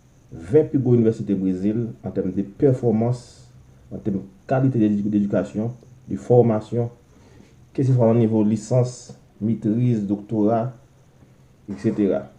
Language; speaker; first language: French; non-native, local second language; Haitian Creole